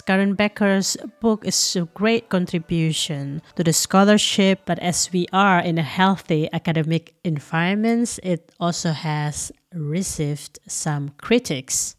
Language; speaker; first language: English; non-native, fluent; Indonesian